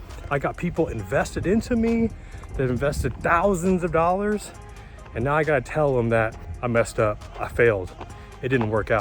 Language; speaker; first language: English; native; English